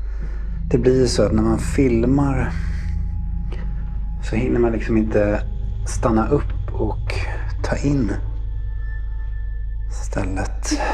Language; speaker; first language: Swedish; native; Swedish